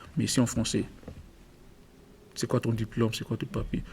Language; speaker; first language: French; non-native, learner; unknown